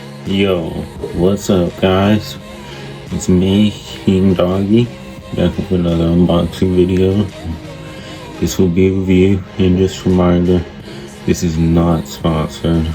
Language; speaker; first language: English; native; English